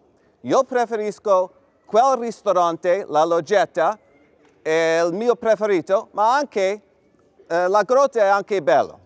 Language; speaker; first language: Italian; non-native, learner; English